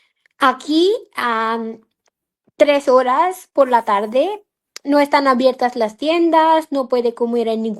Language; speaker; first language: Spanish; non-native, fluent; Hindi